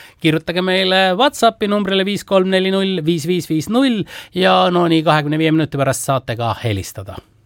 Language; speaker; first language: Estonian; native; Estonian